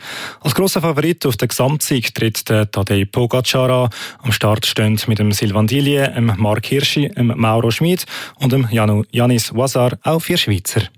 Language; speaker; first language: German; native; German